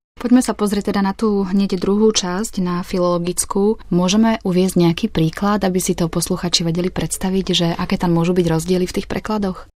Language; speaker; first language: Slovak; native; Slovak